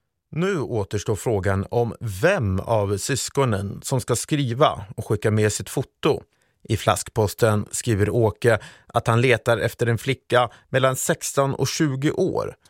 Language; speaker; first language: Swedish; native; Swedish